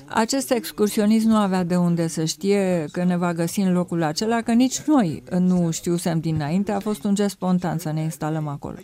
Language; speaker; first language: Romanian; non-native, fluent; German